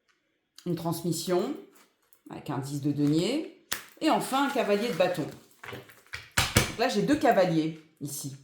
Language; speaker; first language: French; native; French